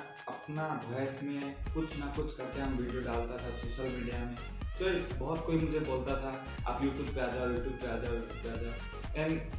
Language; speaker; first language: Hindi; non-native, local second language; Bangla